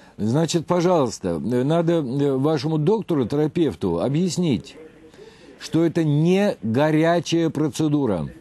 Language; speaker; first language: Russian; native; Russian